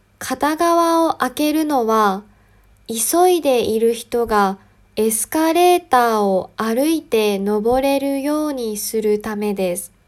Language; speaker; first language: Japanese; native; Japanese